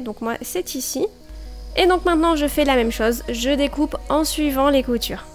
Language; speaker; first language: French; native; French